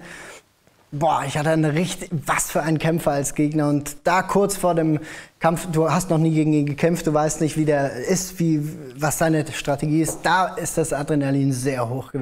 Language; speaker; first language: German; native; German